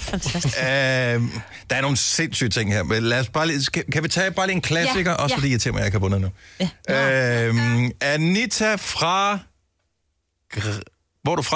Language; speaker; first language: Danish; native; Danish